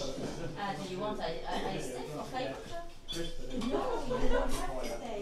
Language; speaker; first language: English; non-native, learner; French